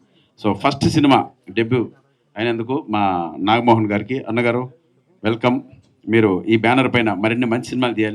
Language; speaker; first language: Telugu; native; Telugu